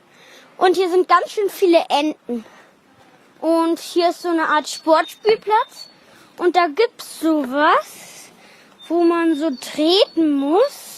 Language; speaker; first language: German; native; German